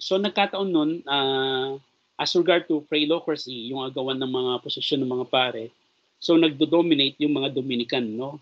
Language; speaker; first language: Filipino; native; Filipino